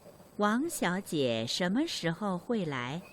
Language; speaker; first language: Chinese; non-native, learner; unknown